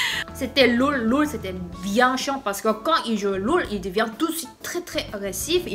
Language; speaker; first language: French; non-native, fluent; Korean